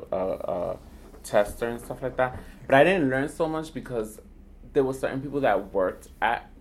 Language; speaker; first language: English; native; English